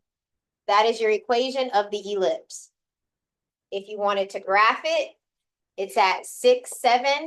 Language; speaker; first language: English; native; English